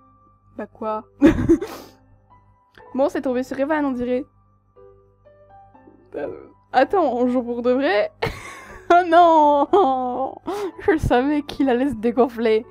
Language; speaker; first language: French; native; French